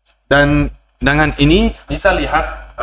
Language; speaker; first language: Indonesian; non-native, learner; English